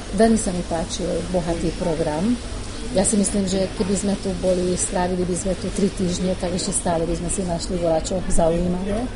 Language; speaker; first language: Slovak; non-native, local second language; Hungarian